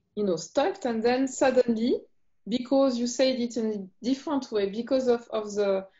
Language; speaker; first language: English; non-native, fluent; French